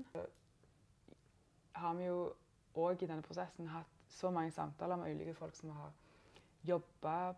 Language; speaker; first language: Norwegian; native; Norwegian